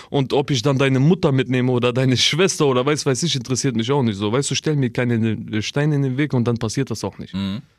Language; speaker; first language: German; early bilingual, other home language; Albanian